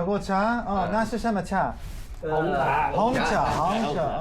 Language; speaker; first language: Chinese; non-native, learner; English